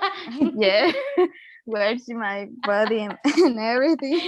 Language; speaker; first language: English; non-native, learner; Spanish